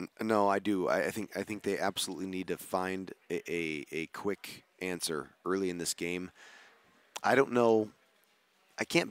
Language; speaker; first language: English; native; English